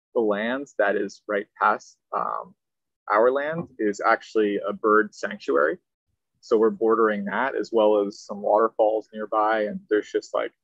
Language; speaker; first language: English; native; English